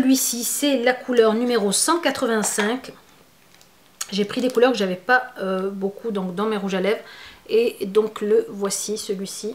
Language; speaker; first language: French; native; French